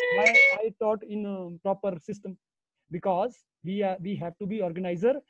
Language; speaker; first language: English; non-native, local second language; Hindi